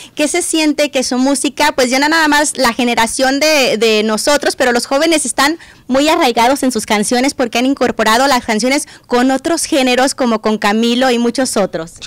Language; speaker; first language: Spanish; native; Spanish